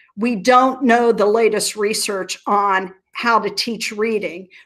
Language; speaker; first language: English; native; English